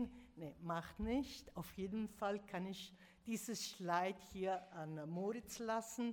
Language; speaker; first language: German; non-native, fluent; Italian